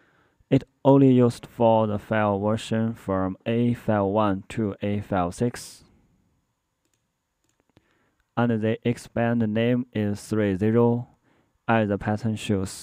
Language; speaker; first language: English; non-native, learner; Chinese